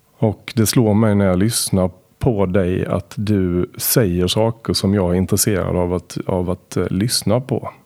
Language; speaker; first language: Swedish; native; Swedish